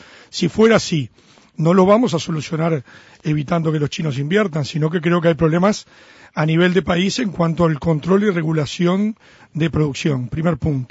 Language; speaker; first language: Spanish; native; Spanish